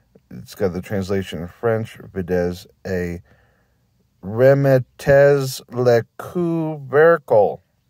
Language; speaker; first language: English; native; English